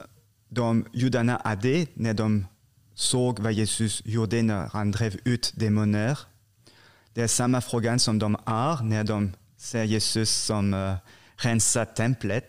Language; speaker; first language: Swedish; non-native, fluent; French